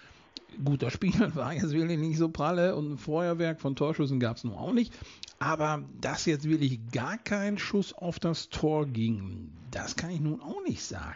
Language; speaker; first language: German; native; German